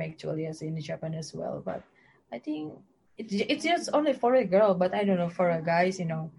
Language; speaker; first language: English; non-native, learner; Indonesian